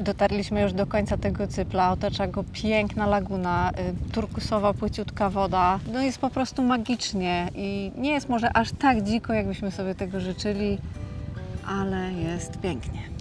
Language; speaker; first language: Polish; native; Polish